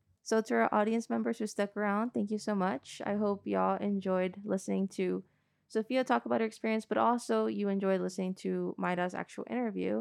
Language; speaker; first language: English; early bilingual, other home language; Spanish